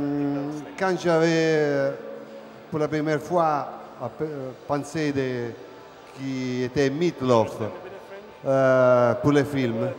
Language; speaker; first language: French; non-native, fluent; Italian